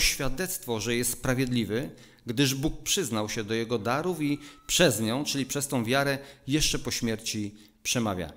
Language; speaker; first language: Polish; native; Polish